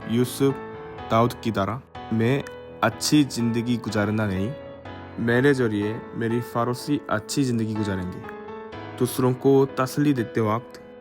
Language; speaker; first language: Urdu; non-native, learner; Korean